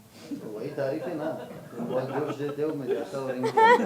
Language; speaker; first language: Hindi; non-native, fluent; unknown